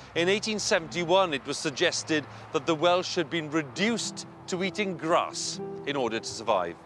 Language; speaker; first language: English; non-native, local second language; Welsh